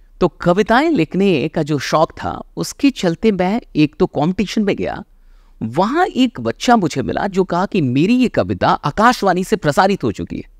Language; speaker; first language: Hindi; native; Hindi